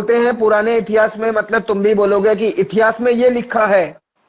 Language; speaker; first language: Hindi; native; Hindi